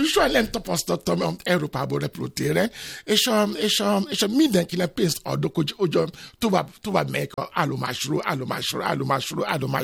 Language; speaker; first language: Hungarian; non-native, fluent; Yoruba